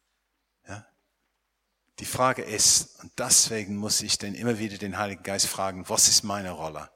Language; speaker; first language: German; non-native, fluent; English